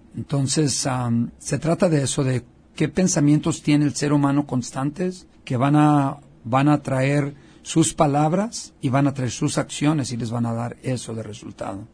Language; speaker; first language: Spanish; early bilingual, heritage; Spanish